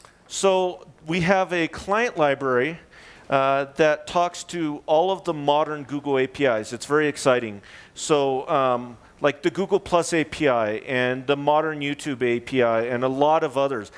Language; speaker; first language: English; native; English